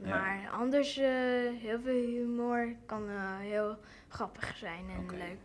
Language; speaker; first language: Dutch; early bilingual, other home language; English